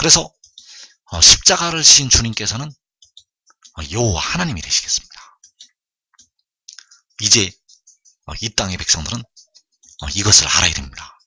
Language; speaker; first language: Korean; native; Korean